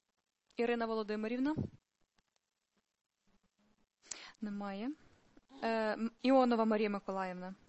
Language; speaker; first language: Ukrainian; native; Ukrainian